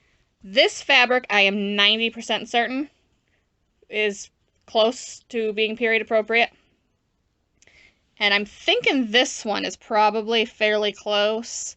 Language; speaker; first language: English; native; English